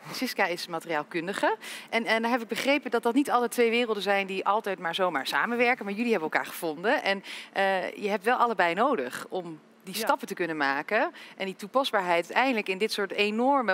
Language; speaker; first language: Dutch; native; Dutch